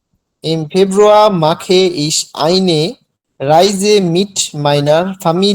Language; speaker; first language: German; non-native, learner; Bangla